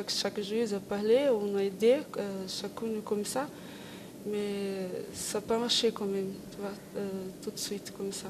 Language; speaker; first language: French; non-native, learner; Portuguese